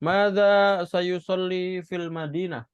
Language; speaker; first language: Arabic; non-native, fluent; Indonesian